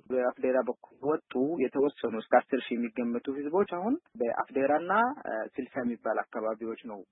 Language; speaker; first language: Amharic; non-native, local second language; Afar